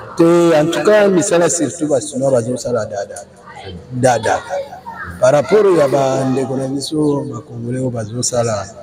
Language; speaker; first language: Lingala; native; Lingala